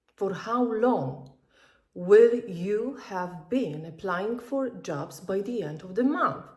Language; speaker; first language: English; non-native, fluent; Polish